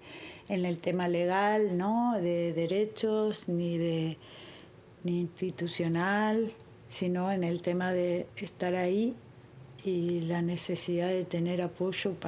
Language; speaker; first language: Spanish; native; Spanish